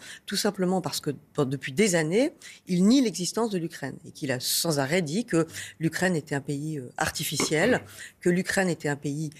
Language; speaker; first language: French; native; French